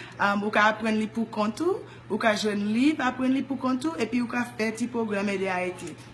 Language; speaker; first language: Haitian Creole; early bilingual, heritage; English